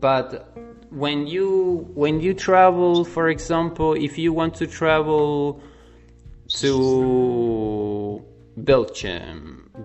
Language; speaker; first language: English; non-native, fluent; Spanish